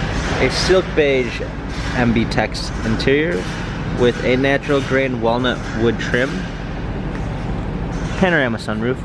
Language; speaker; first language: English; native; English